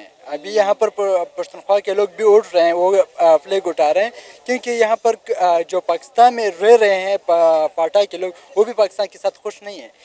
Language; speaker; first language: Hindi; non-native, local second language; Pashto